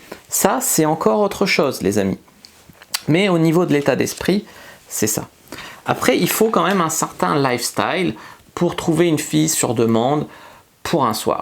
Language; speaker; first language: French; native; French